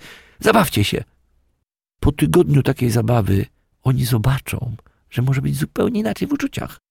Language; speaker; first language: Polish; native; Polish